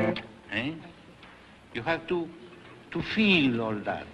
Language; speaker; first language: English; non-native, learner; Spanish